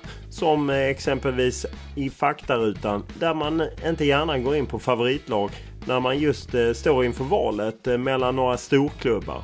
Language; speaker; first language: Swedish; native; Swedish